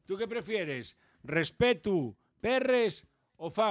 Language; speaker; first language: Spanish; native; Spanish